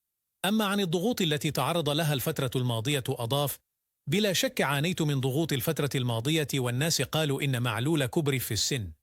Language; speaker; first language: Arabic; native; Arabic